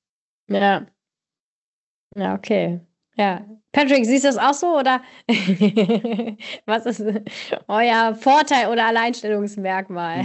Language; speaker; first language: German; native; German